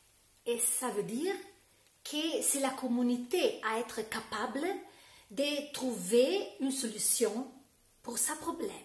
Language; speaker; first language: French; non-native, fluent; Italian